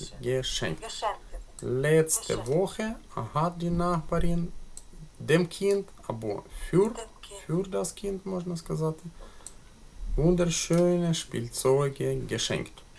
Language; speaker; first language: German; non-native, fluent; Ukrainian